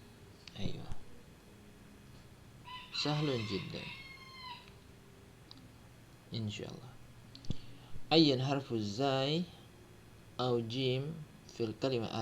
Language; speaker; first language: Arabic; non-native, fluent; Indonesian